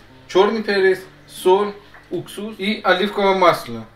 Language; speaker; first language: Russian; non-native, learner; Persian